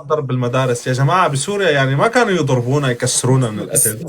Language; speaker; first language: Arabic; native; Arabic